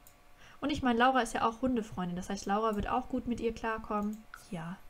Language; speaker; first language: German; native; German